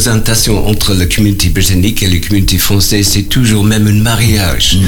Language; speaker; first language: French; non-native, learner; English